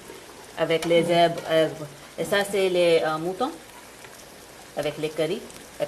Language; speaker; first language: French; non-native, learner; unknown